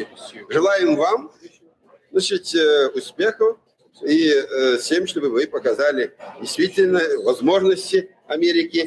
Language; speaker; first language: Russian; native; Russian